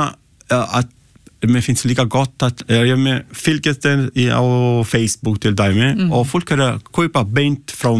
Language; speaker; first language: Icelandic; non-native, learner; Italian